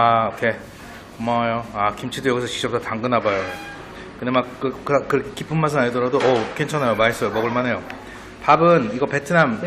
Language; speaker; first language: Korean; native; Korean